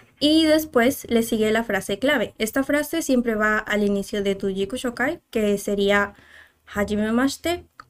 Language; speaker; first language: Spanish; native; Spanish